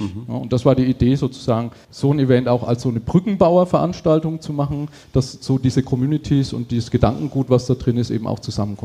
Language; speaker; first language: German; native; German